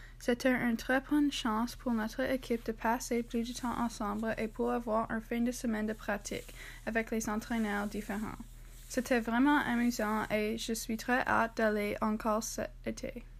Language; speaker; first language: French; non-native, learner; English